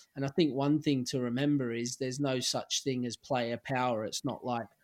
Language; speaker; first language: English; native; English